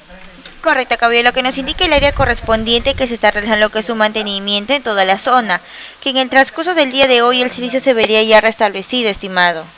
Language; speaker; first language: Spanish; native; Spanish